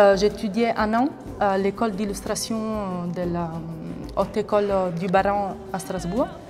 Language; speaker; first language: French; non-native, fluent; Italian